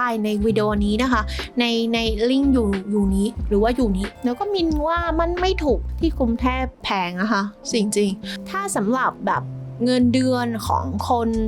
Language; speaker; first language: Thai; non-native, fluent; Vietnamese